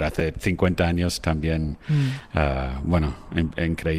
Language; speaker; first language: Spanish; non-native, fluent; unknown